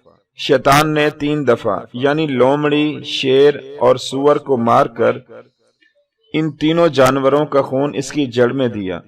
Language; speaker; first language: Urdu; native; Urdu